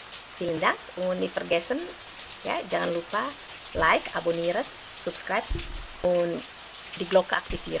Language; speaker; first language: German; non-native, learner; Indonesian